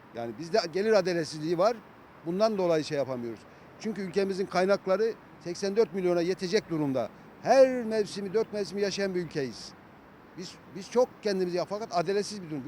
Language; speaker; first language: Turkish; native; Turkish